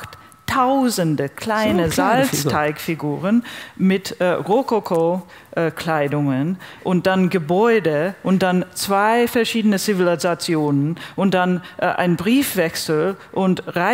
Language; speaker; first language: German; non-native, fluent; English